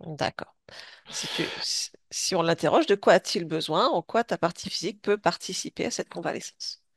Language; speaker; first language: French; native; French